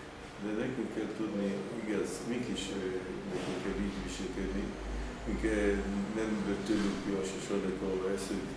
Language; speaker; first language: Hungarian; early bilingual, heritage; Hungarian